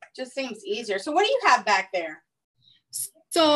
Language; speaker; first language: English; native; English